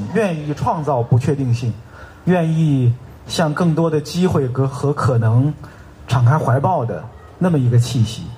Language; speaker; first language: Chinese; native; Chinese